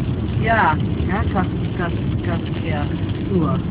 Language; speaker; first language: Latvian; non-native, learner; Dutch